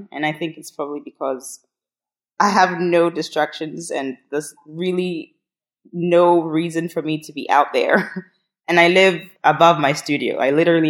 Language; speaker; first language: English; non-native, local second language; Akan